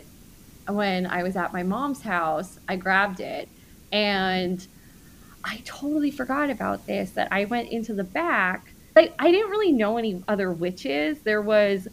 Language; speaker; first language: English; native; English